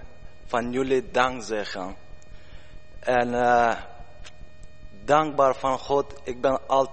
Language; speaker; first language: Dutch; non-native, learner; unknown